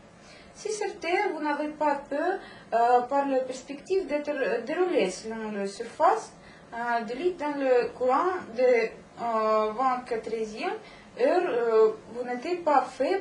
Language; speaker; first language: French; non-native, learner; Russian